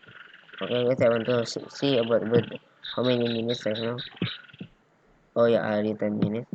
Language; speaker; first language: English; non-native, learner; Indonesian